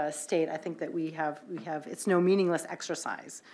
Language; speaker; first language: English; native; English